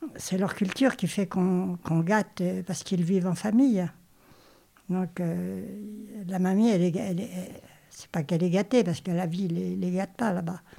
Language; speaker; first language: French; native; French